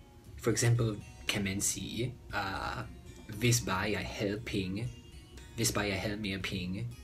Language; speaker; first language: Danish; non-native, fluent; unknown